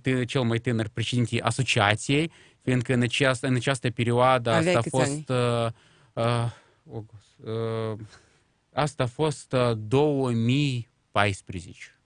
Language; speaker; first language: Romanian; non-native, local second language; Russian